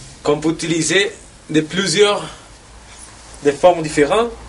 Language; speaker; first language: French; non-native, fluent; Spanish